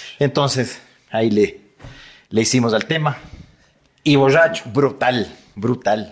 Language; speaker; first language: Spanish; native; Spanish